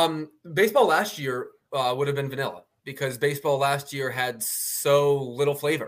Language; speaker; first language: English; native; English